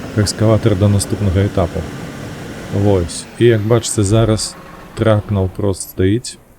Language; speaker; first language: Belarusian; native; Belarusian